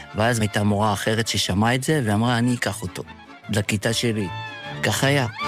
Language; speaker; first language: Hebrew; early bilingual, other home language; Yiddish